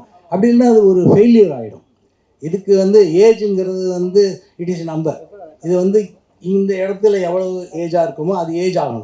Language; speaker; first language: Tamil; native; Tamil